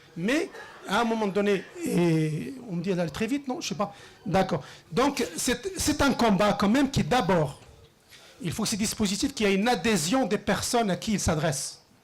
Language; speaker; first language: French; early bilingual, other home language; Riffian